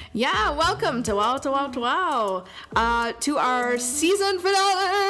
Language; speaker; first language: English; native; English